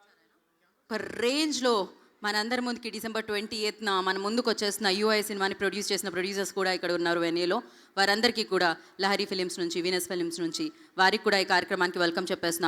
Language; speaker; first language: Telugu; native; Telugu